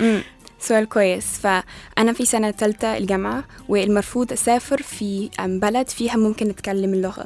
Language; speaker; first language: Arabic; non-native, learner; English